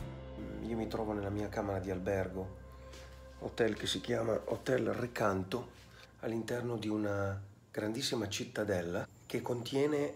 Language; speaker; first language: Italian; native; Italian